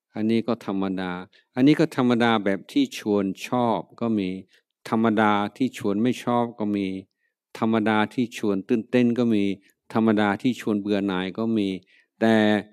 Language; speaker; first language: Thai; non-native, fluent; English